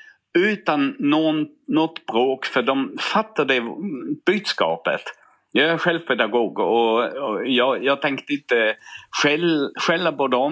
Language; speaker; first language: Swedish; non-native, fluent; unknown